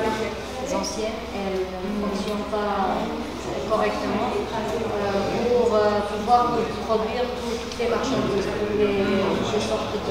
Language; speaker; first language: French; non-native, fluent; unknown